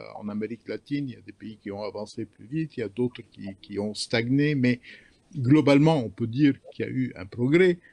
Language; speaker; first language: French; non-native, local second language; Arabic